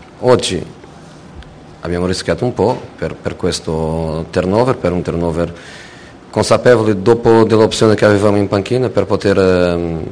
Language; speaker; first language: Italian; non-native, fluent; Portuguese